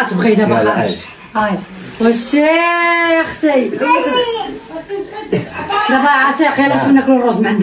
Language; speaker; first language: Arabic; native; Arabic